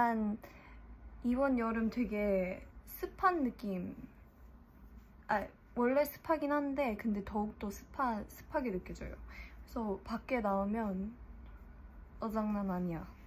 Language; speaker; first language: Korean; early bilingual, heritage; English